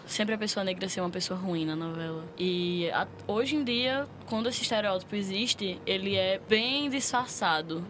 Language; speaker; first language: Portuguese; native; Portuguese